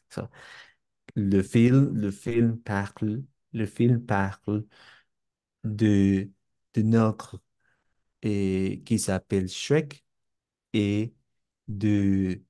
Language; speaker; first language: French; non-native, learner; English